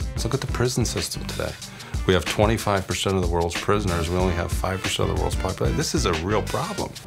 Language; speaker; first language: English; native; English